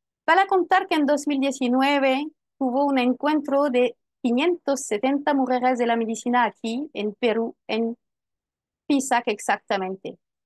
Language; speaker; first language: Spanish; non-native, fluent; French